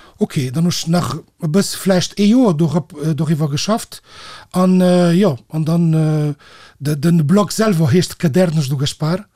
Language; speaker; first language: Luxembourgish; early bilingual, other home language; Portuguese